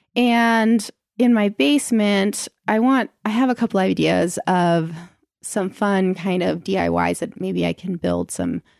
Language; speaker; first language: English; native; English